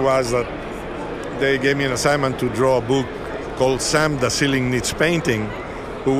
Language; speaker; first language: English; non-native, fluent; Spanish